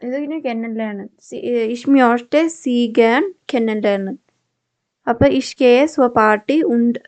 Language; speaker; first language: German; non-native, learner; Malayalam